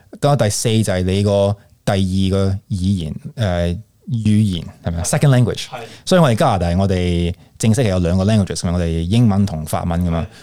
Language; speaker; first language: Cantonese; early bilingual, heritage; Cantonese